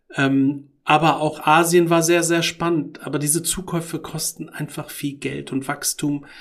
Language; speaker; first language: German; early bilingual, other home language; Arabic